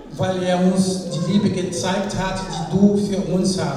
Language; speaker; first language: German; non-native, fluent; French